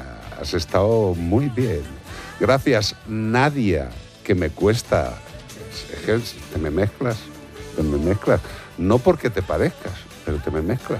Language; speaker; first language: Spanish; native; Spanish